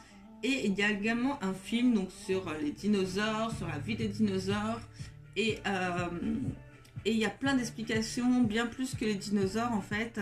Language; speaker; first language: French; native; French